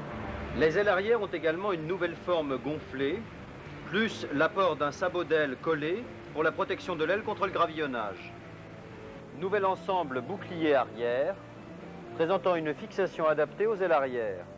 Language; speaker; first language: French; native; French